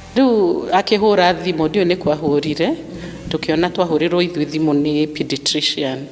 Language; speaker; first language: Kikuyu; native; Kikuyu